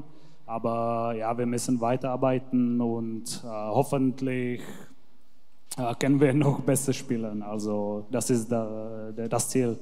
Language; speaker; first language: German; non-native, learner; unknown